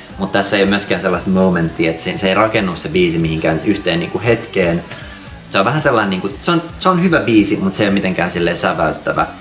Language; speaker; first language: Finnish; native; Finnish